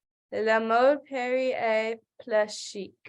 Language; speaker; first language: French; non-native, learner; English